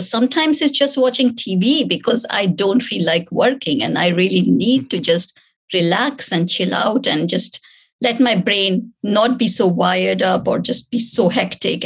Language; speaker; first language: English; non-native, local second language; Hindi